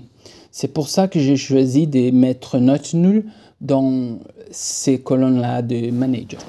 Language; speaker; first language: French; non-native, fluent; Portuguese